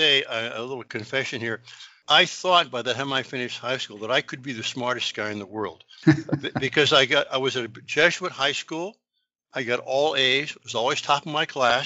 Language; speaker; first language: English; native; English